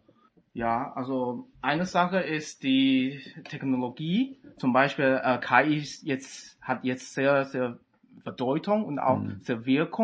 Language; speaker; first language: German; non-native, fluent; Chinese